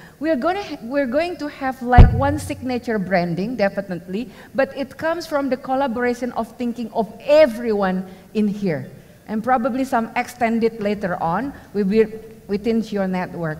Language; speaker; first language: English; non-native, fluent; Indonesian